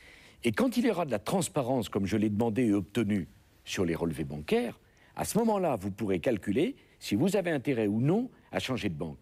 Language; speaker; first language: French; native; French